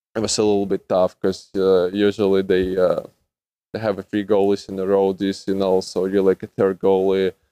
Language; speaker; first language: English; non-native, learner; Russian